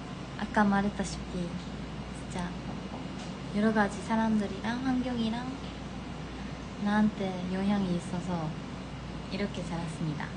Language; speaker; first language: Korean; non-native, fluent; Japanese